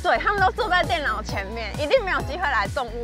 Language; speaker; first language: Chinese; native; Chinese